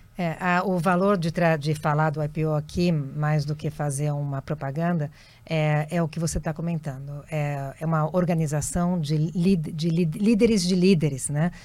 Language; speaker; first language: Portuguese; native; Portuguese